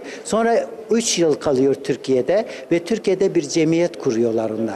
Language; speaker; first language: Turkish; early bilingual, other home language; Uzbek